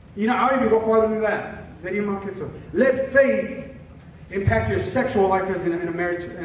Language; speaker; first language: English; early bilingual, other home language; Spanish